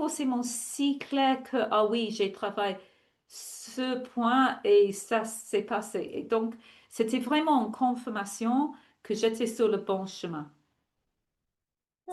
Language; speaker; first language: French; non-native, fluent; English